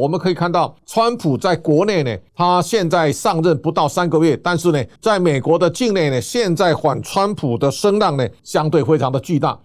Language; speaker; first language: Chinese; native; Chinese